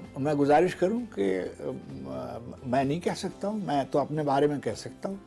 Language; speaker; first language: Urdu; native; Urdu